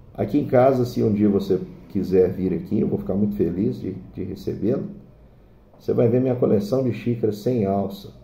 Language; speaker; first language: Portuguese; native; Portuguese